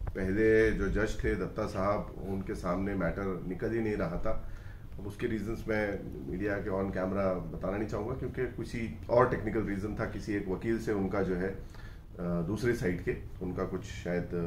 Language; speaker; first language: Hindi; non-native, local second language; Urdu